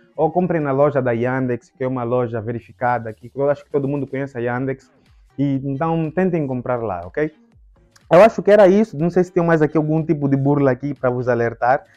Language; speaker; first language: Portuguese; native; Portuguese